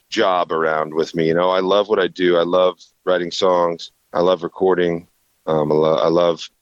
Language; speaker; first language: English; native; English